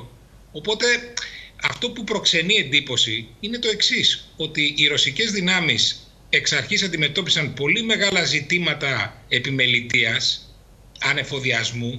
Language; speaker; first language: Greek; native; Greek